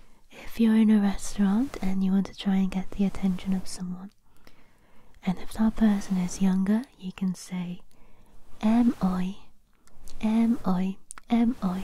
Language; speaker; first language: English; native; English